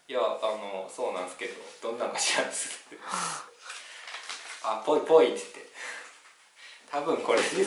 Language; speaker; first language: Japanese; native; Japanese